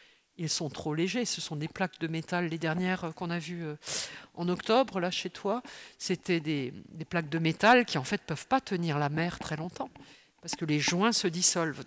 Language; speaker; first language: French; native; French